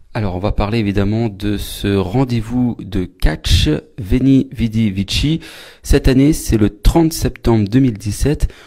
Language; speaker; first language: French; native; French